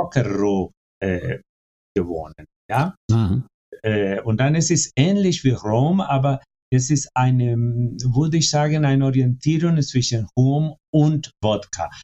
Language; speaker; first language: German; non-native, fluent; Spanish